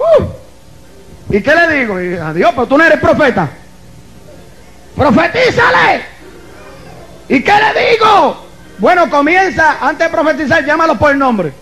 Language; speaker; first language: Spanish; native; Spanish